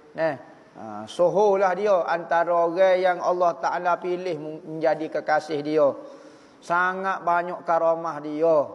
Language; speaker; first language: Malay; native; Malay